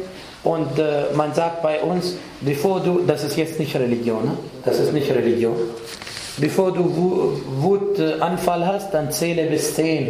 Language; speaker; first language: German; non-native, fluent; Arabic